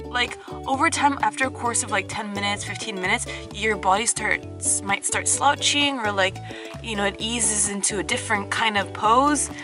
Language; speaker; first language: English; native; English